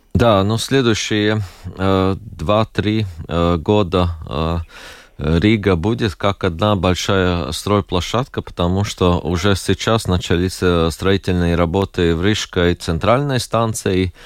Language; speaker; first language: Russian; non-native, local second language; Latvian